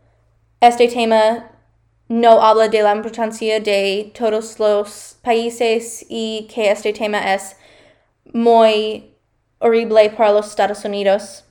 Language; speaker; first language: Spanish; non-native, learner; English